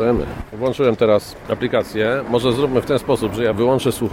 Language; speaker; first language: Polish; native; Polish